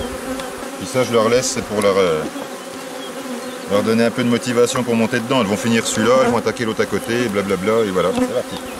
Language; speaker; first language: French; native; French